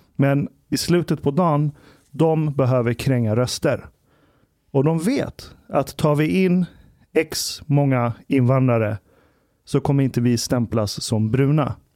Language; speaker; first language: Swedish; early bilingual, other home language; Persian